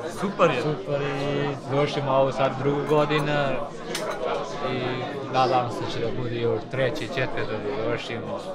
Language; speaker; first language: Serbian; non-native, learner; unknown